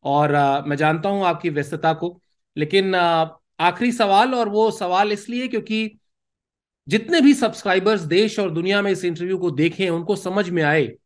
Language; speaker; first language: Hindi; native; Hindi